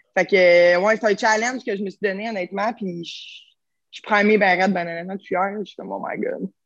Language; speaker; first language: French; native; French